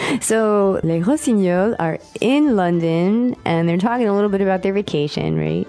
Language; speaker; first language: English; native; English